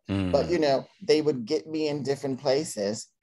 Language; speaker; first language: English; native; English